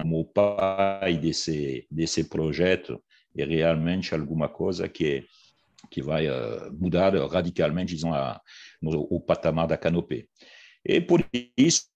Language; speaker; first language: Portuguese; non-native, fluent; French